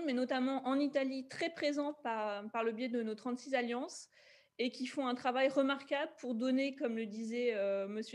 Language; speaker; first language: French; native; French